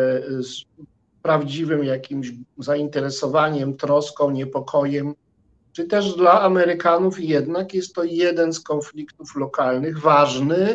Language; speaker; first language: Polish; native; Polish